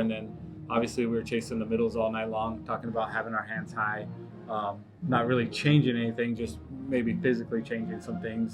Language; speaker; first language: English; native; English